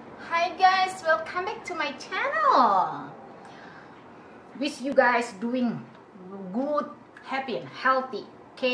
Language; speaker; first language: English; non-native, learner; Indonesian